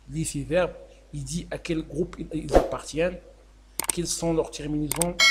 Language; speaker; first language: French; non-native, local second language; Arabic